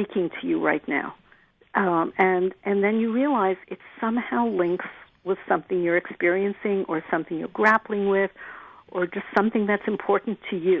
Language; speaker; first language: English; native; English